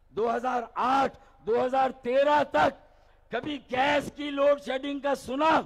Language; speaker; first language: Urdu; native; Urdu